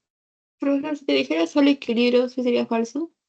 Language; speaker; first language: Spanish; native; Spanish